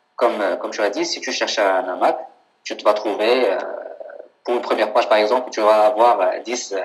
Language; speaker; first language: French; non-native, local second language; Arabic